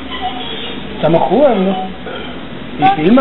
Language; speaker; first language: Spanish; native; Spanish